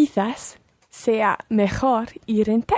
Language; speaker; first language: Spanish; non-native, learner; English